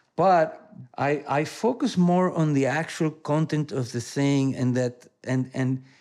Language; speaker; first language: English; non-native, fluent; Spanish